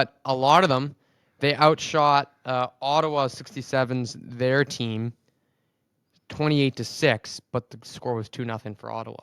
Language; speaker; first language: English; native; English